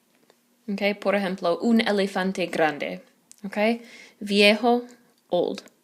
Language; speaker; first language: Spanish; non-native, fluent; English